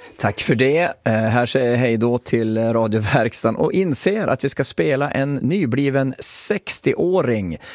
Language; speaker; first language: Swedish; native; Swedish